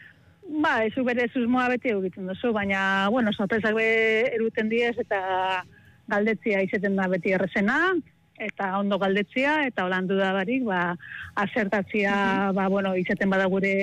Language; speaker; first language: Basque; native; Basque